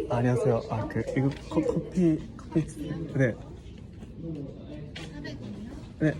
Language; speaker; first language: Korean; non-native, learner; Japanese